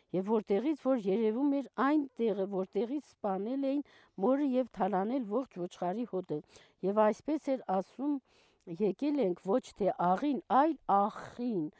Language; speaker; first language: Armenian; non-native, local second language; Kurdish